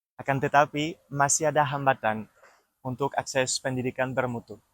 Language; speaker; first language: Indonesian; non-native, learner; French